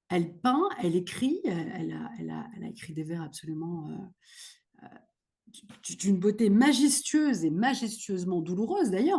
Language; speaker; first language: French; native; French